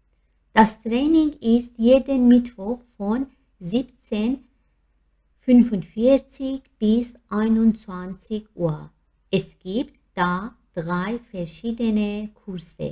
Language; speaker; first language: German; non-native, fluent; Persian